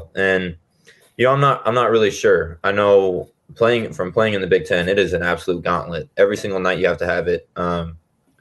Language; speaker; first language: English; native; English